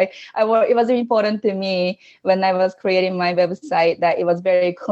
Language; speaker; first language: English; non-native, fluent; Japanese